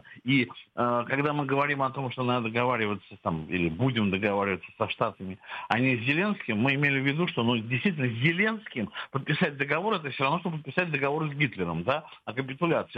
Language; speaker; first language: Russian; native; Russian